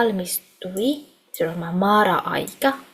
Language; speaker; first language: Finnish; non-native, fluent; Burmese